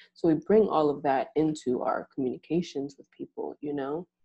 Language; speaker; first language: English; native; English